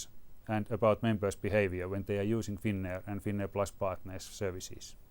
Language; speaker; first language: English; non-native, fluent; Finnish